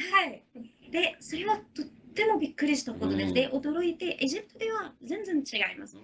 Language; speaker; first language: Japanese; non-native, learner; Arabic